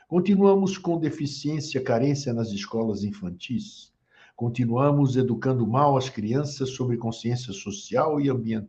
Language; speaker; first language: Portuguese; native; Portuguese